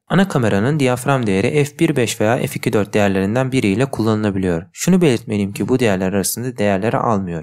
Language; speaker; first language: Turkish; native; Turkish